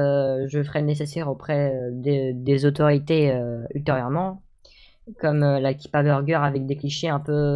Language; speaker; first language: French; native; French